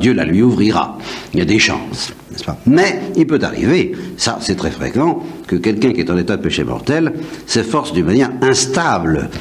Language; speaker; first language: French; native; French